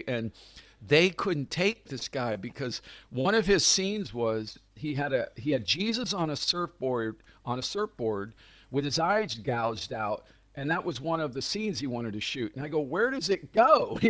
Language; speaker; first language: English; native; English